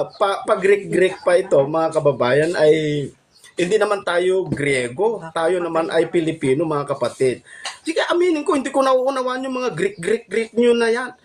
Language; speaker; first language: Filipino; non-native, local second language; Iloko